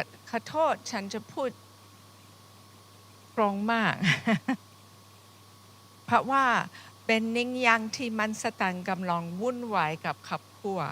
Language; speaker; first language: Thai; non-native, fluent; English